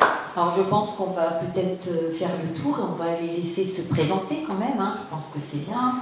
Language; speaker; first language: French; native; French